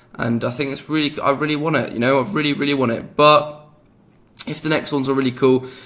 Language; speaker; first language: English; native; English